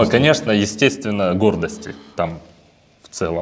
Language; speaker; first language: Russian; native; Russian